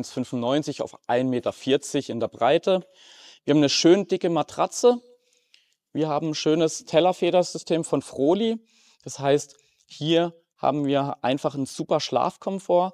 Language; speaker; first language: German; native; German